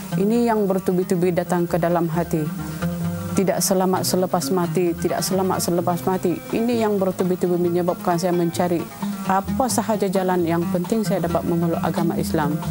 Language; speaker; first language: Malay; non-native, local second language; Central Dusun